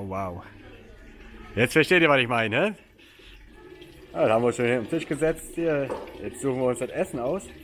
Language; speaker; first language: German; native; German